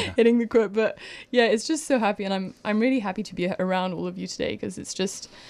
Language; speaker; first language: English; non-native, fluent; French